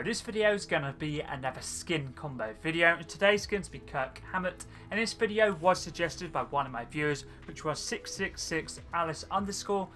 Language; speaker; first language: English; native; English